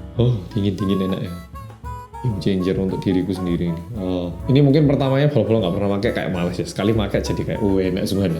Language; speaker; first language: Indonesian; non-native, fluent; Korean